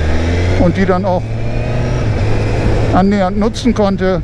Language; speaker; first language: German; native; German